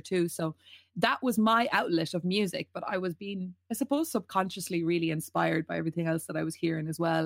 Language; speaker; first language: English; native; English